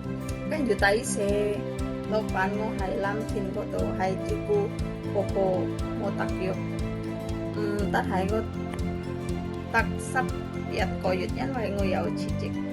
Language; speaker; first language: Cantonese; non-native, learner; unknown